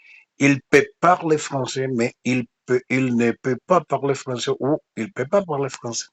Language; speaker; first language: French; non-native, fluent; Spanish